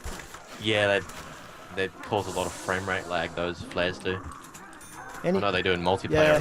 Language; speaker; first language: English; native; English